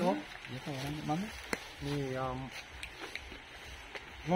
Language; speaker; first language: Spanish; non-native, fluent; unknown